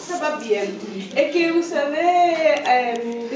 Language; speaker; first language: French; non-native, learner; Spanish